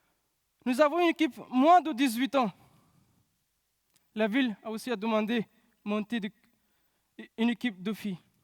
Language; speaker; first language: French; non-native, learner; Pashto